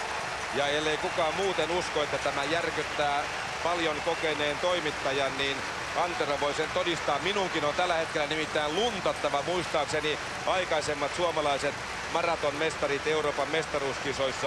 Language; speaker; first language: Finnish; native; Finnish